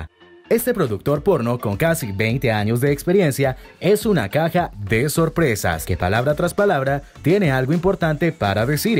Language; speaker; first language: Spanish; native; Spanish